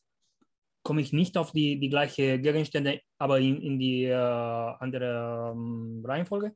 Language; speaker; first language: German; non-native, fluent; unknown